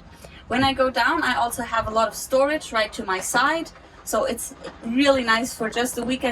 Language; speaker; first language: English; non-native, fluent; German